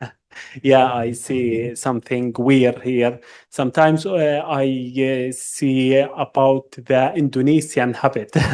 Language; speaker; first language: English; non-native, learner; Arabic